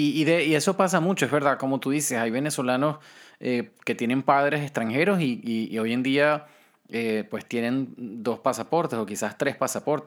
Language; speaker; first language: Spanish; native; Spanish